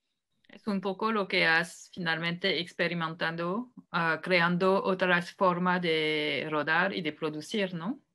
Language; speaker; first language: Spanish; non-native, fluent; French